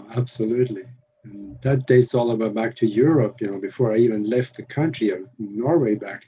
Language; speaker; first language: English; non-native, fluent; Norwegian